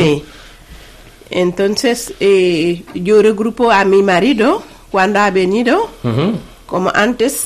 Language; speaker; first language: Spanish; non-native, learner; Wolof